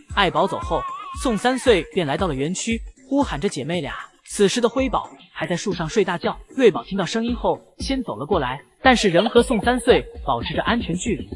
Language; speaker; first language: Chinese; native; Chinese